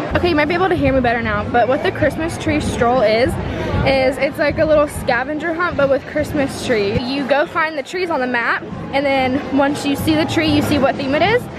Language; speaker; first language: English; native; English